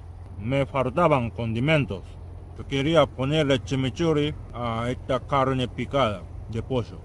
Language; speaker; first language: Spanish; non-native, fluent; Japanese